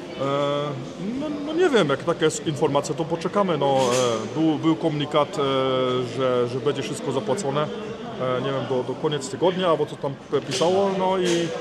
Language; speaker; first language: Polish; early bilingual, heritage; Polish